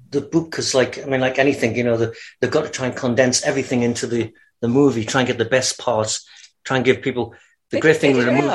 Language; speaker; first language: English; native; English